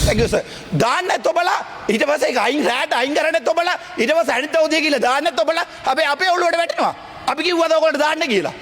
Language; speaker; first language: Sinhala; non-native, local second language; Tamil